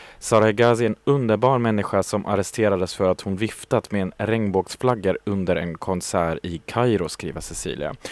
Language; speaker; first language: Swedish; non-native, fluent; German